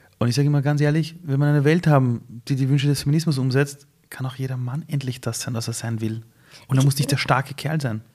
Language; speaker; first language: German; early bilingual, other home language; Persian